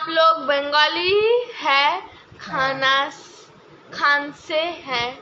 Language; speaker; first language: Hindi; non-native, local second language; Bangla